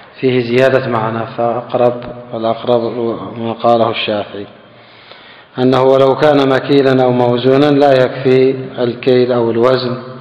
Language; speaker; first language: Arabic; native; Arabic